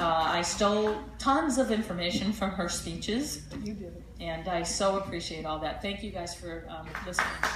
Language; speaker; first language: English; native; English